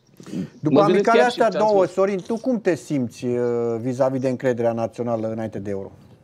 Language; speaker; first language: Romanian; native; Romanian